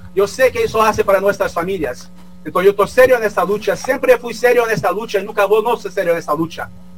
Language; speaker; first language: Portuguese; early bilingual, heritage; Portuguese